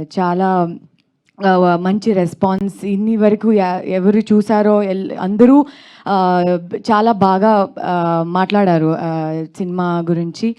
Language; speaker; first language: Telugu; non-native, learner; Kannada